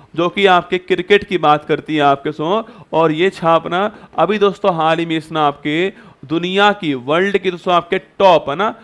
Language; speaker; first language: Hindi; native; Hindi